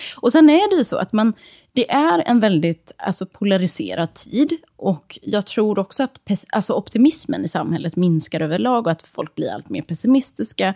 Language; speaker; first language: Swedish; early bilingual, other home language; Serbian